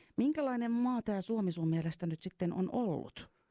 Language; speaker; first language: Finnish; native; Finnish